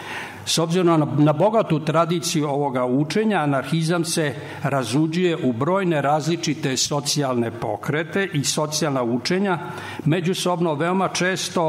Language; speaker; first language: Serbian; native; Serbian